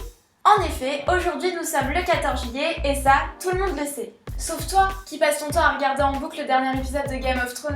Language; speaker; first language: French; native; French